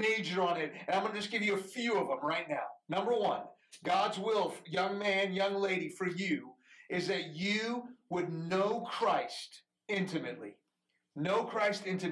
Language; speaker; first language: English; early bilingual, other home language; Persian